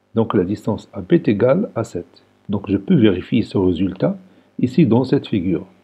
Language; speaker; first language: French; non-native, local second language; Arabic